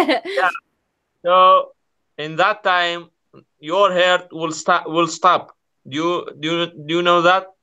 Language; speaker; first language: English; non-native, learner; Kurdish